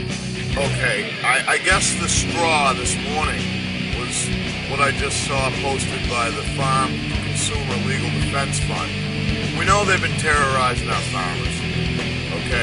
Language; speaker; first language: English; native; English